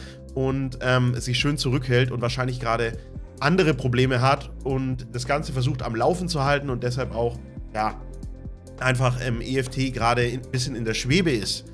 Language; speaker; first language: German; native; German